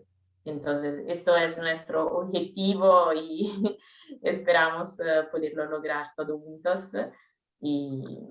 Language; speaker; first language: Spanish; non-native, fluent; Italian